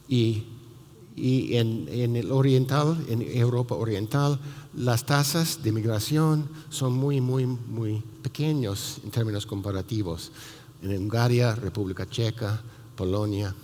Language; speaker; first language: Spanish; non-native, fluent; English